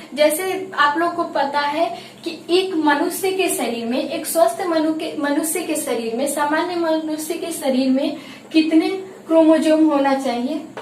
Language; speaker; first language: Hindi; native; Hindi